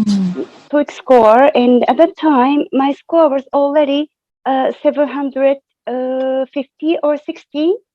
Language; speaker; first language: English; non-native, fluent; Japanese